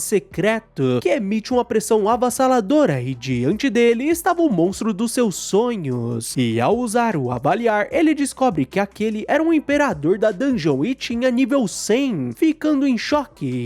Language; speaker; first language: Portuguese; native; Portuguese